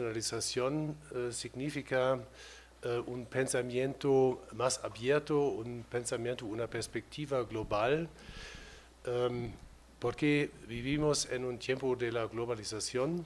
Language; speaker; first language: Spanish; non-native, fluent; German